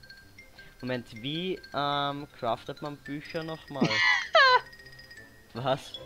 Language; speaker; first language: German; native; German